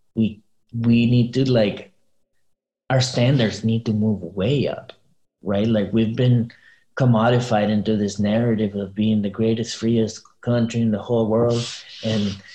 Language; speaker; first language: English; early bilingual, other home language; Spanish